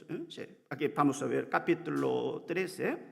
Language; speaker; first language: Spanish; non-native, learner; Korean